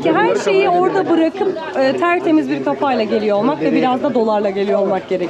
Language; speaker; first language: Turkish; native; Turkish